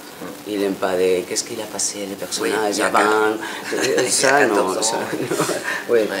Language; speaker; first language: French; non-native, fluent; Spanish